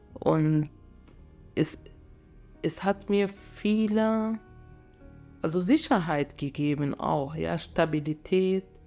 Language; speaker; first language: German; non-native, fluent; Arabic